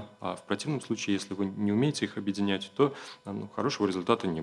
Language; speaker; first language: Russian; native; Russian